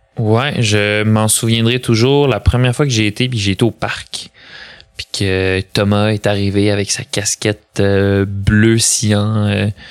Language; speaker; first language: French; early bilingual, other home language; Arabic